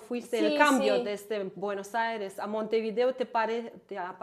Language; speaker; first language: Spanish; non-native, learner; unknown